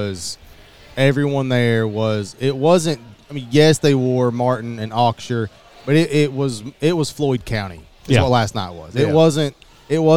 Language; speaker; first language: English; native; English